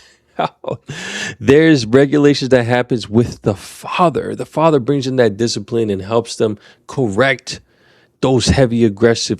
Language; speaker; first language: English; native; English